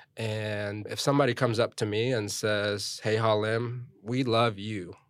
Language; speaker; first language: English; early bilingual, other home language; Korean